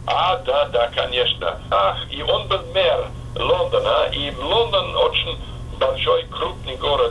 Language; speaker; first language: Russian; non-native, fluent; English